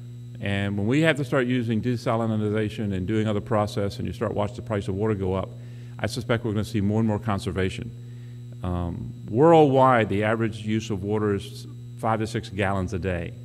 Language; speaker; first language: English; native; English